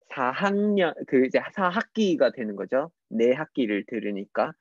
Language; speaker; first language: Korean; non-native, fluent; English